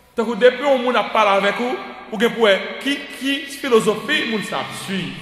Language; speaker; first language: French; native; French